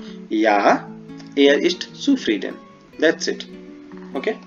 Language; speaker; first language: German; non-native, fluent; Hindi